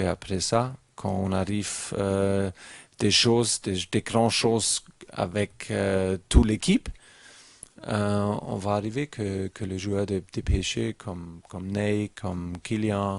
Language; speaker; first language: French; non-native, learner; German